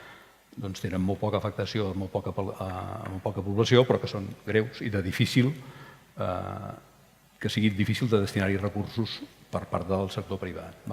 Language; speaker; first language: Catalan; native; Catalan